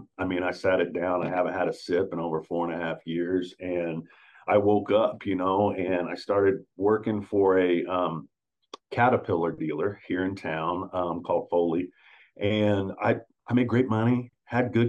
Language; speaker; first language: English; native; English